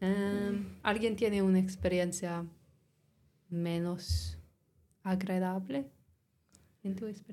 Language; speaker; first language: Spanish; non-native, learner; English